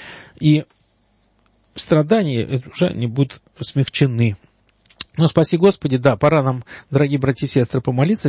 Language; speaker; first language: Russian; native; Russian